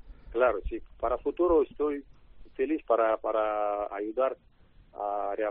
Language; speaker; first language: Spanish; non-native, learner; Russian